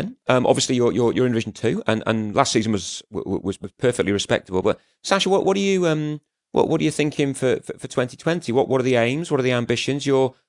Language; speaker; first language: English; native; English